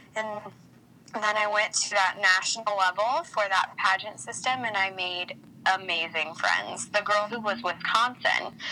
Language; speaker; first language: English; native; English